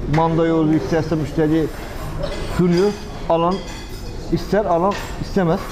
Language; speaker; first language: Turkish; native; Turkish